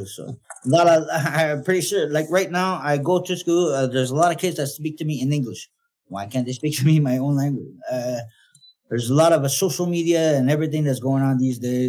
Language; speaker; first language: English; non-native, fluent; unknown